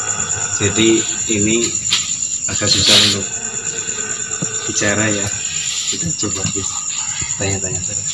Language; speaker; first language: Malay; non-native, local second language; Javanese